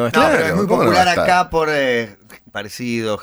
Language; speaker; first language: Spanish; native; Spanish